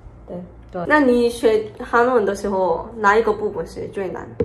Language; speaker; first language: Chinese; non-native, fluent; Korean